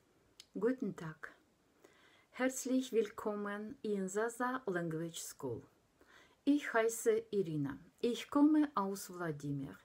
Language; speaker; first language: German; non-native, fluent; Russian